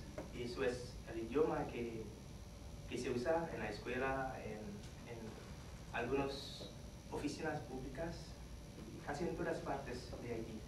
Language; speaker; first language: Spanish; non-native, fluent; Haitian Creole